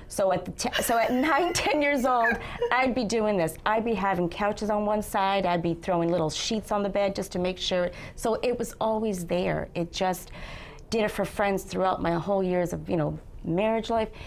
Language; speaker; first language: English; native; English